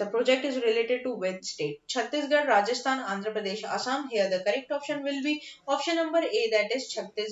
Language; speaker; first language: English; non-native, local second language; Hindi